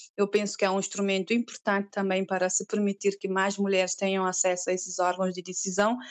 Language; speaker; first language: Portuguese; non-native, local second language; Kabuverdianu